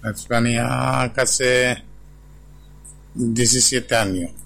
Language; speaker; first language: Spanish; non-native, learner; Bangla